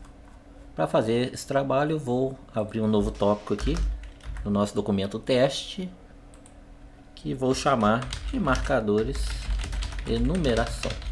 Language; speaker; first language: Portuguese; native; Portuguese